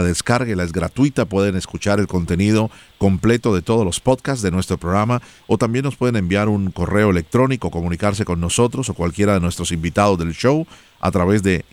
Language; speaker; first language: Spanish; native; Spanish